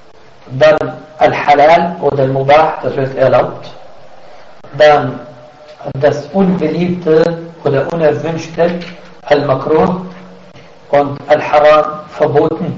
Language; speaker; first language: German; non-native, fluent; Arabic